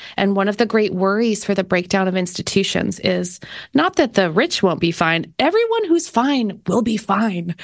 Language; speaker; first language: English; native; English